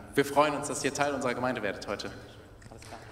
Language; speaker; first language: German; native; German